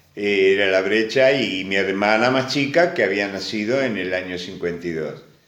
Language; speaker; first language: Spanish; early bilingual, other home language; Greek